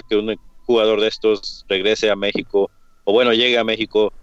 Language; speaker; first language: Spanish; early bilingual, heritage; Spanish